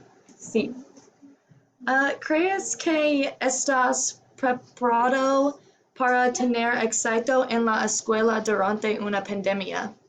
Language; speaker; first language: Spanish; non-native, learner; English